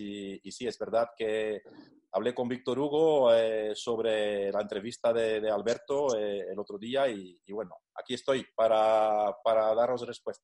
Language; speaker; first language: Spanish; non-native, fluent; Dutch